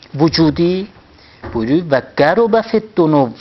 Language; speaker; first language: Persian; non-native, local second language; Azerbaijani